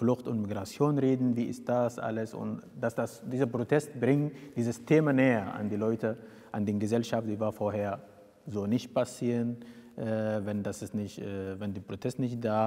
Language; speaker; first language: German; non-native, fluent; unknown